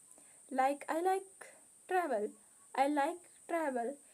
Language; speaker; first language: English; non-native, local second language; Hindi